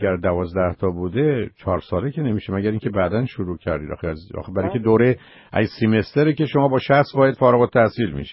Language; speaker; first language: Persian; native; Persian